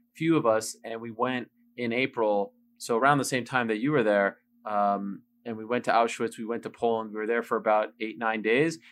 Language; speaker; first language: English; non-native, fluent; French